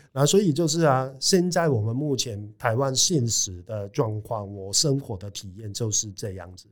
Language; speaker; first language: Chinese; non-native, local second language; Cantonese